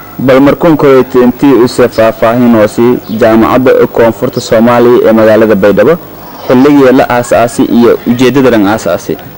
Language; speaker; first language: Somali; non-native, local second language; Maay